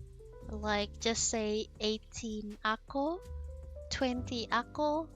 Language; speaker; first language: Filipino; non-native, learner; English